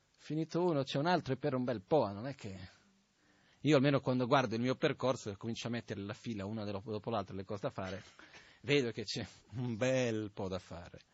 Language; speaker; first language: Italian; non-native, fluent; Portuguese